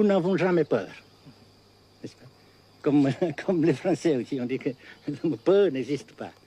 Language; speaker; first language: French; non-native, fluent; Vietnamese